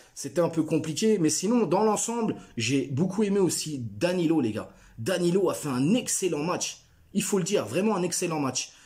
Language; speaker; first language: French; native; French